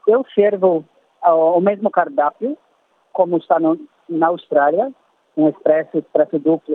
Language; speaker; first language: Portuguese; non-native, fluent; English